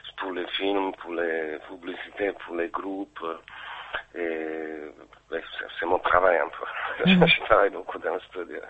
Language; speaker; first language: French; non-native, fluent; Bosnian